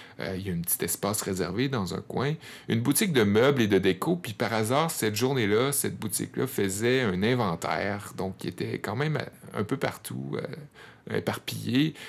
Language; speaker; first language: French; native; French